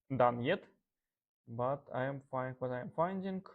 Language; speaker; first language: English; non-native, learner; Russian